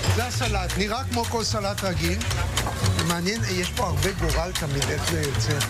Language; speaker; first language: Hebrew; native; Hebrew